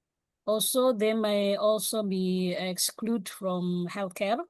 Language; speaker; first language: English; non-native, learner; Indonesian